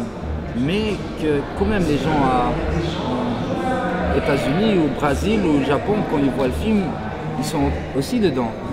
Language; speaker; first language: French; non-native, local second language; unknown